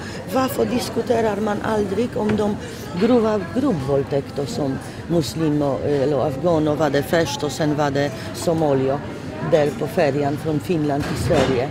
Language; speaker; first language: Swedish; non-native, fluent; Polish